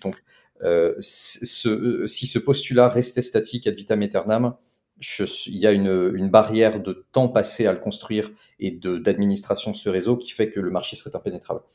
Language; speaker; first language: French; native; French